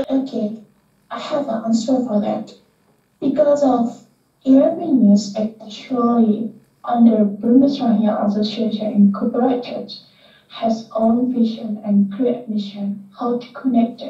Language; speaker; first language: English; non-native, learner; Indonesian